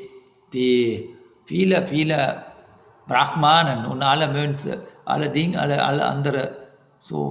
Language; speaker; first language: German; non-native, learner; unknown